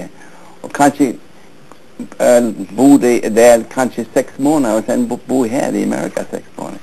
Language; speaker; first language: Swedish; early bilingual, heritage; Swedish